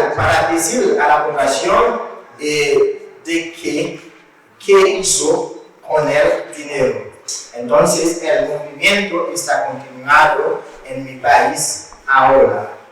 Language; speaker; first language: Spanish; non-native, learner; Haitian Creole